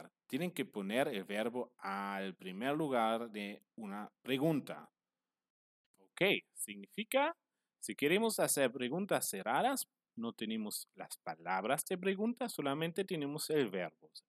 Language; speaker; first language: Spanish; non-native, fluent; German